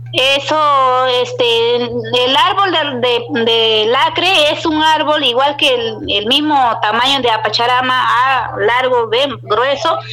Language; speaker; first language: Spanish; non-native, local second language; Shipibo-Conibo